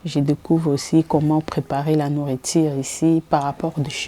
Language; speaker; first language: French; non-native, fluent; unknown